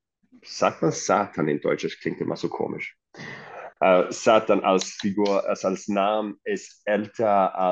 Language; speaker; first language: German; non-native, fluent; Swedish